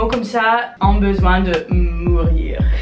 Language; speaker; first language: French; non-native, fluent; English